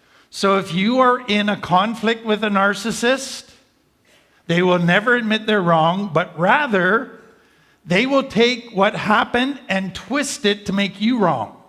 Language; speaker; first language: English; native; English